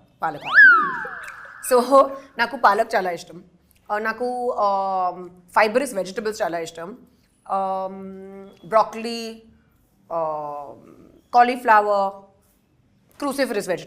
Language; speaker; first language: Telugu; non-native, learner; Hindi